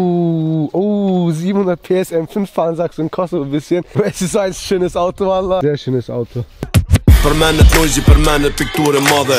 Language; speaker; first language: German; early bilingual, other home language; Turkish